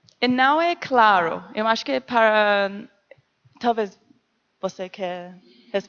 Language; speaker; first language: Portuguese; non-native, learner; English